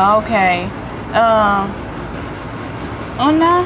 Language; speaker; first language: Spanish; non-native, learner; English